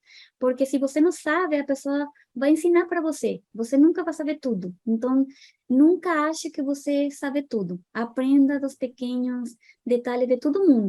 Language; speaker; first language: Portuguese; non-native, fluent; Spanish